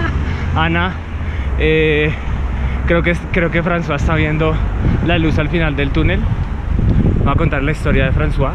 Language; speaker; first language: Spanish; native; Spanish